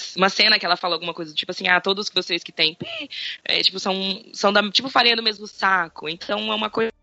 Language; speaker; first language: Portuguese; native; Portuguese